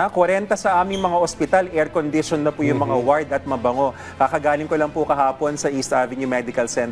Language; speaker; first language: Filipino; native; Filipino